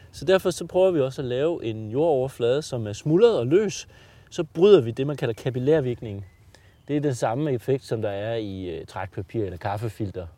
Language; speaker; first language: Danish; native; Danish